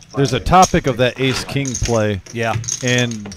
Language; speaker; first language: English; native; English